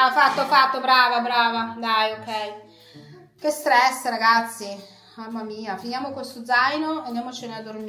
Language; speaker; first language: Italian; native; Italian